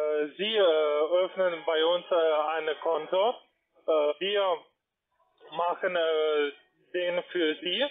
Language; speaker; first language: German; non-native, learner; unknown